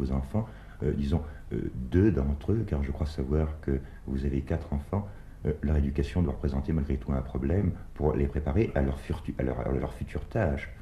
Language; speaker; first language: French; native; French